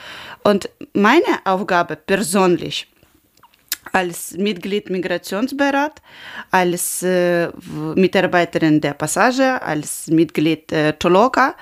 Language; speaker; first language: German; non-native, learner; Ukrainian